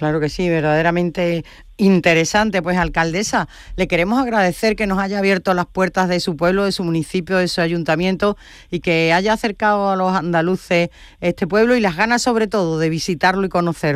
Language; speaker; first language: Spanish; native; Spanish